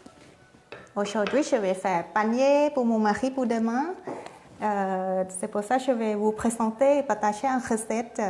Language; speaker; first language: French; non-native, learner; Thai